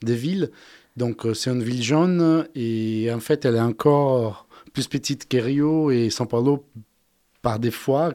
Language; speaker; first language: French; non-native, fluent; Portuguese